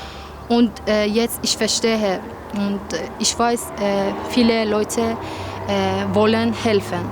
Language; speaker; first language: German; non-native, learner; Persian